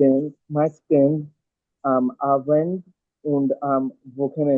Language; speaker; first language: German; non-native, learner; Bangla